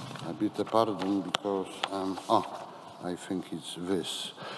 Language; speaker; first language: English; non-native, fluent; Polish